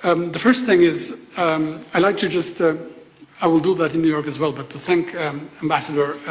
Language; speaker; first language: English; non-native, fluent; Albanian